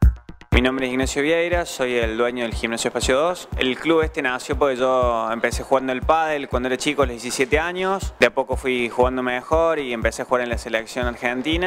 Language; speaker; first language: Spanish; native; Spanish